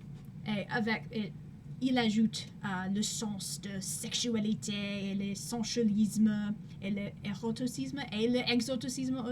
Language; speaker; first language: French; non-native, learner; English